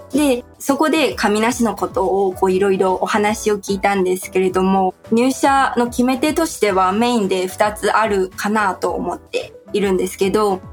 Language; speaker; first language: Japanese; non-native, fluent; Chinese